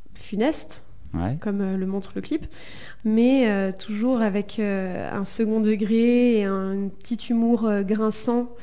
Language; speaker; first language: French; early bilingual, other home language; Spanish